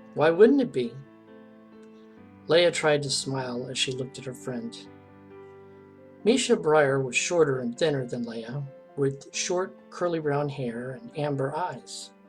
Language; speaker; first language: English; native; English